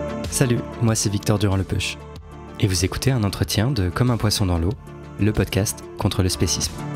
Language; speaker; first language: French; native; French